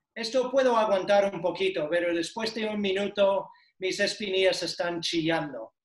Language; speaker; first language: Spanish; non-native, fluent; English